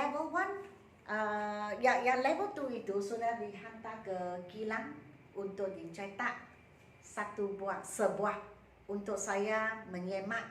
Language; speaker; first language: Malay; non-native, local second language; Chinese